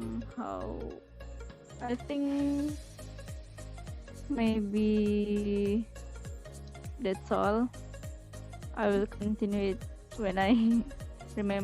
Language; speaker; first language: English; non-native, learner; Indonesian